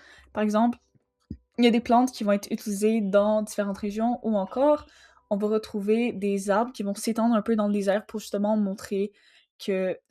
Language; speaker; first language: French; native; French